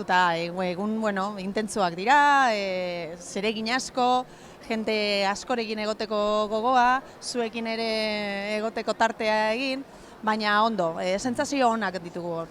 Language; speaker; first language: Basque; native; Basque